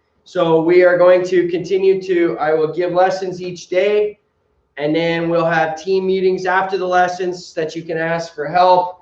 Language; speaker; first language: English; native; English